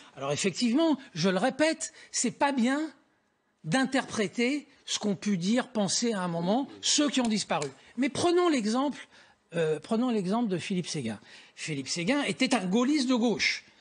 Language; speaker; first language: French; native; French